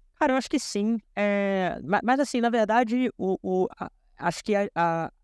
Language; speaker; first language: Portuguese; native; Portuguese